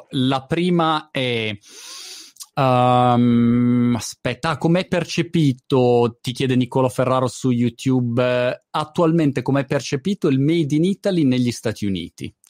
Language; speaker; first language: Italian; native; Italian